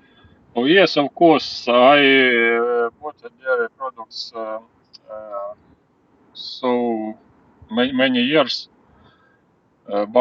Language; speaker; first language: English; non-native, learner; Ukrainian